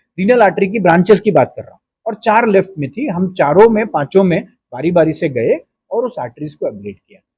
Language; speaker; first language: Hindi; native; Hindi